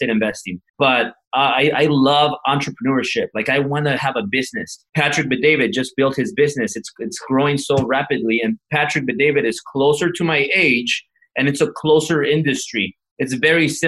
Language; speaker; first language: English; early bilingual, other home language; Spanish